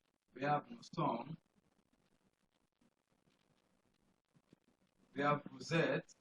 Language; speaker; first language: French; non-native, fluent; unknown